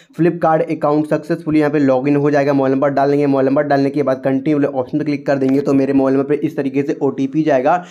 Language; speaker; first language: Hindi; native; Hindi